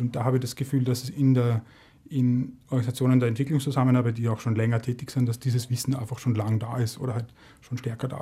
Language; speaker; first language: German; native; German